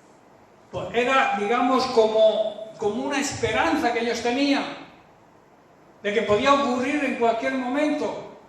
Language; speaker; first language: Spanish; native; Spanish